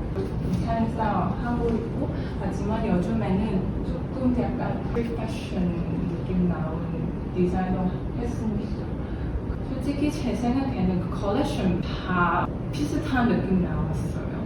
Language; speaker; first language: Korean; non-native, learner; Cantonese